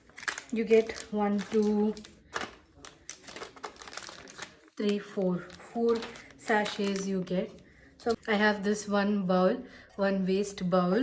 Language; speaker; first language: English; non-native, local second language; Hindi